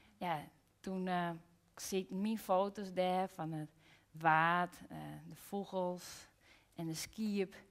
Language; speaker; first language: Dutch; non-native, local second language; Western Frisian